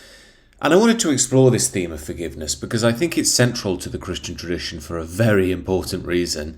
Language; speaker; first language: English; native; English